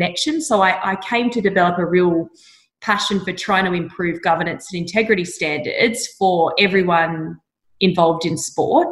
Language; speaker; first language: English; native; English